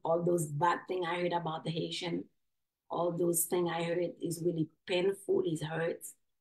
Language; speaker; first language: English; non-native, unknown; Haitian Creole